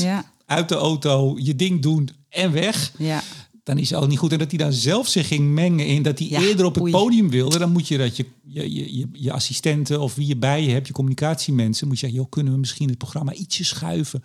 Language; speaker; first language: Dutch; native; Dutch